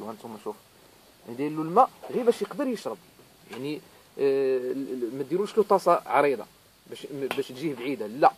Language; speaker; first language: Arabic; native; Arabic